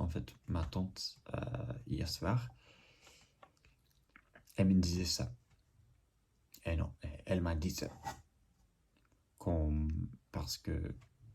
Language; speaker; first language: French; non-native, learner; English